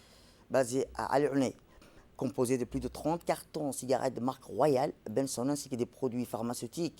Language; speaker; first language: French; native; French